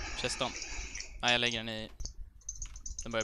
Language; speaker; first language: Swedish; native; Swedish